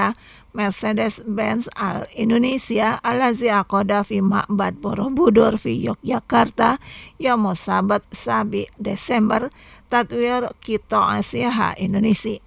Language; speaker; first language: Arabic; non-native, fluent; Indonesian